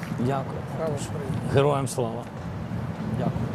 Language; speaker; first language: Ukrainian; non-native, local second language; Russian